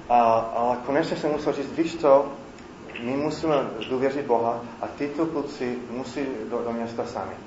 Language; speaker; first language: Czech; non-native, fluent; English